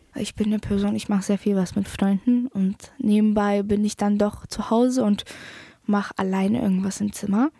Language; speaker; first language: German; early bilingual, other home language; Polish